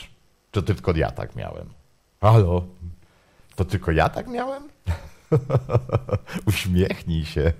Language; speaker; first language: Polish; native; Polish